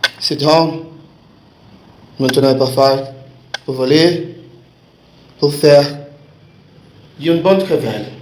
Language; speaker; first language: French; non-native, learner; Portuguese